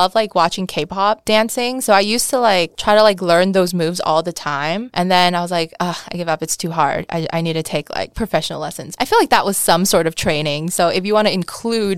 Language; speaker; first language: English; early bilingual, other home language; Vietnamese